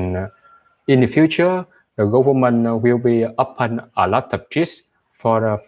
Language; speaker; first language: English; non-native, learner; Vietnamese